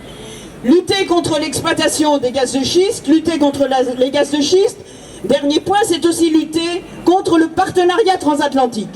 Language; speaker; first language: French; native; French